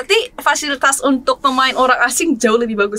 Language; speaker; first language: Indonesian; non-native, fluent; Korean